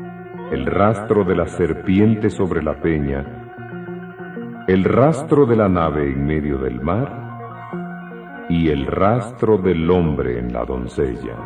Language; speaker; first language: Spanish; native; Spanish